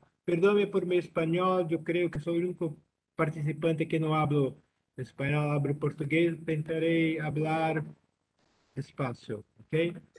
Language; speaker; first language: Spanish; non-native, learner; Portuguese